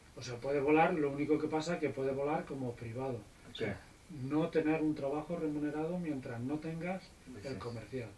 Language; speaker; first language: Spanish; native; Spanish